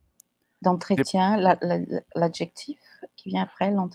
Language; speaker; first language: French; non-native, fluent; Portuguese